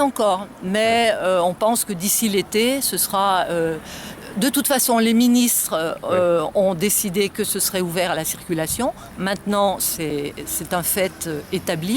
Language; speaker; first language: French; native; French